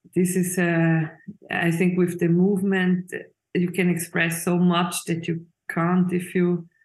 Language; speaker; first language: English; non-native, fluent; Swiss German